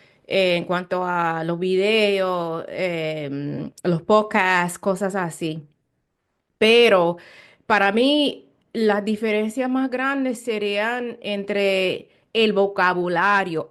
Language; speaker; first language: Spanish; non-native, learner; English